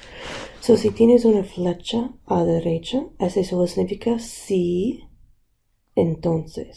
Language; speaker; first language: Spanish; non-native, local second language; English